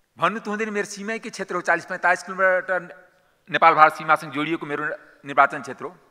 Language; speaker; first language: Nepali; non-native, local second language; Maithili